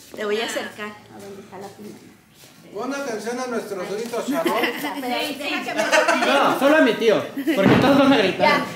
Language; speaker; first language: Spanish; non-native, fluent; English